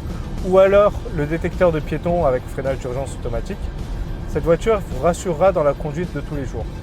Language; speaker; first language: French; native; French